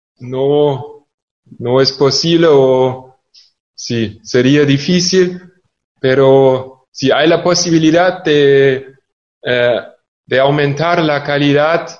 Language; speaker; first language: Spanish; non-native, fluent; German